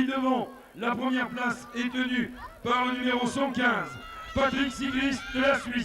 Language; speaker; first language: French; native; French